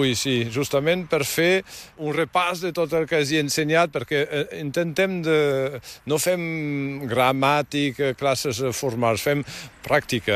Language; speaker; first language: Catalan; native; Catalan